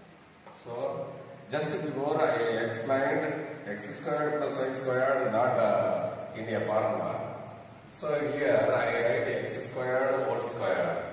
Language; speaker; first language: English; non-native, local second language; Tamil